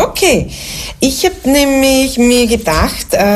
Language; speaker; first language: German; native; German